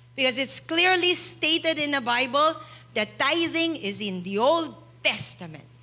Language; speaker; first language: English; non-native, local second language; Filipino